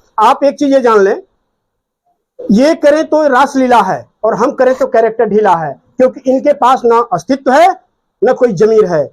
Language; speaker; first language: Hindi; native; Hindi